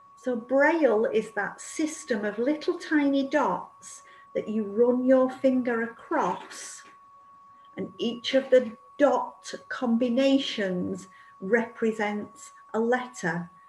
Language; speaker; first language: English; native; English